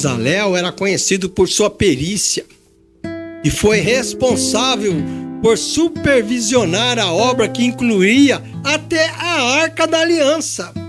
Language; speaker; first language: Portuguese; native; Portuguese